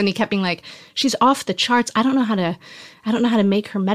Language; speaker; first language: English; native; English